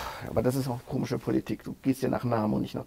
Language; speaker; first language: German; native; German